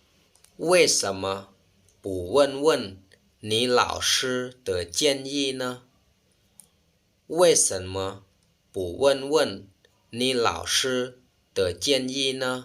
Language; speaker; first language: Chinese; non-native, fluent; Lao